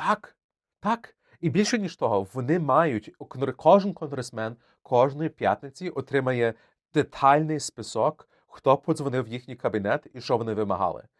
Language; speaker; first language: Ukrainian; early bilingual, heritage; Ukrainian